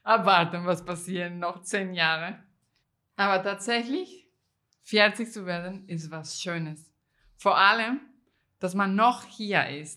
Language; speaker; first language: German; non-native, fluent; Spanish